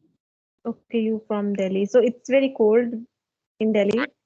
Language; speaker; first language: English; non-native, fluent; Hindi